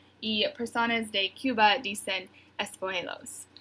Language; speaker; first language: Spanish; non-native, learner; English